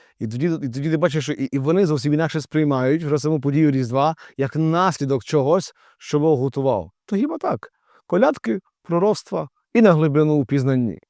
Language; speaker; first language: Ukrainian; native; Ukrainian